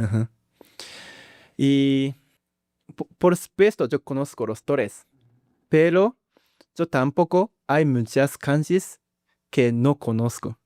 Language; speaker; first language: Spanish; non-native, learner; Japanese